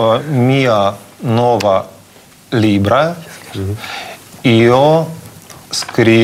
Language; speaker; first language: Italian; non-native, learner; Russian